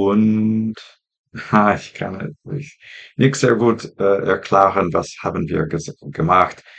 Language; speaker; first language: German; non-native, learner; English